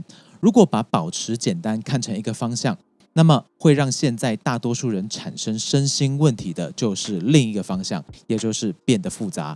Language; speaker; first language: Chinese; native; Chinese